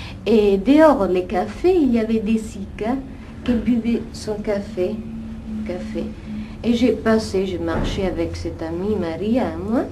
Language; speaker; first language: French; non-native, fluent; Italian